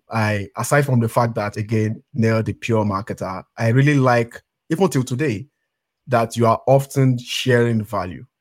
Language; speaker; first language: English; non-native, local second language; Yoruba